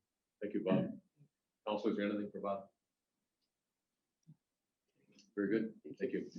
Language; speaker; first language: English; native; English